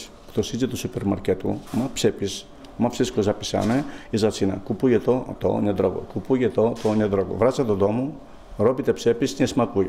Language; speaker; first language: Polish; non-native, fluent; Greek